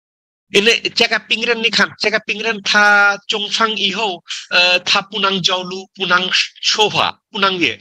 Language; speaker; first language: Chinese; non-native, learner; Bangla